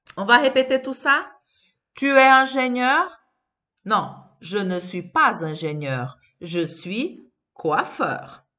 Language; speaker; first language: French; non-native, fluent; Portuguese